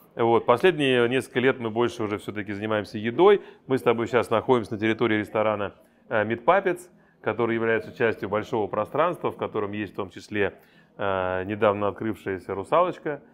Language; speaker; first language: Russian; native; Russian